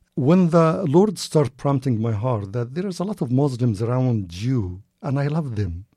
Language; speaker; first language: English; non-native, fluent; Arabic